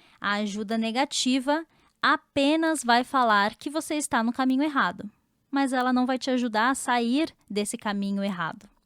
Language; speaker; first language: Portuguese; native; Portuguese